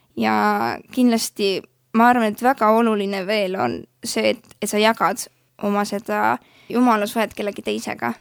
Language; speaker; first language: Estonian; native; Estonian